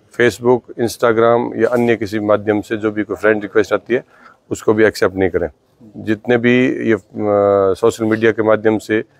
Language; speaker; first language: Hindi; native; Hindi